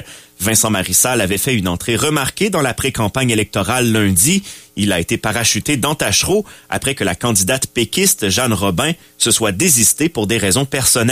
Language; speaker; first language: French; native; French